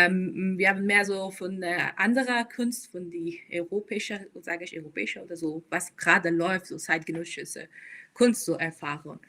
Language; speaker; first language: German; non-native, fluent; Persian